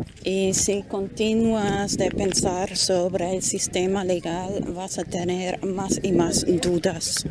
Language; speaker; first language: Spanish; non-native, fluent; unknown